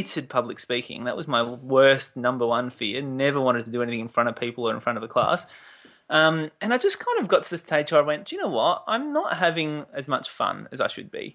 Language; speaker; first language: English; native; English